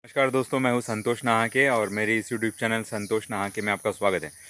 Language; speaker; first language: Hindi; non-native, local second language; Marathi